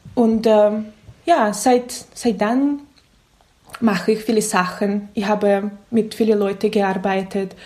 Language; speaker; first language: German; non-native, learner; Russian